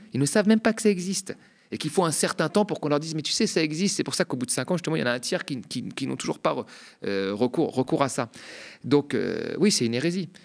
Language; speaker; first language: French; native; French